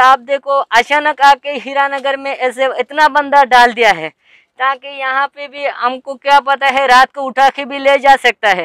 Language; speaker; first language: Hindi; non-native, learner; Rohingya